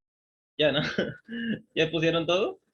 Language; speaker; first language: Spanish; native; Spanish